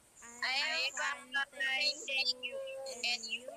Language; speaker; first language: English; non-native, learner; Indonesian